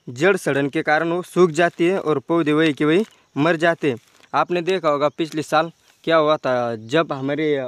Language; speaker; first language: Hindi; non-native, local second language; Marathi